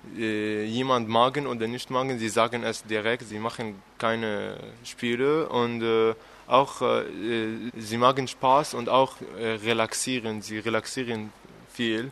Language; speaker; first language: German; non-native, learner; Arabic